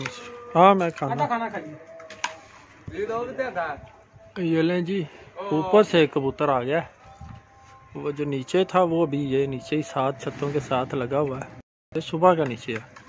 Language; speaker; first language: Hindi; non-native, local second language; Punjabi